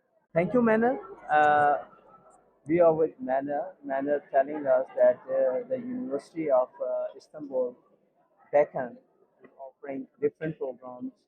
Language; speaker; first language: English; non-native, local second language; Urdu